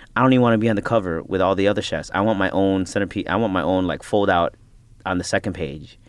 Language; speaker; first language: English; native; English